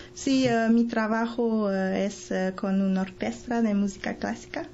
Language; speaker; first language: Spanish; non-native, learner; French